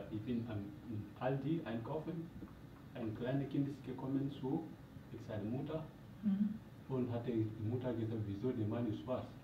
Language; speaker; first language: German; non-native, learner; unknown